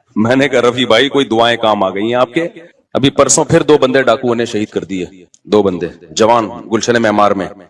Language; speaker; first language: Urdu; native; Urdu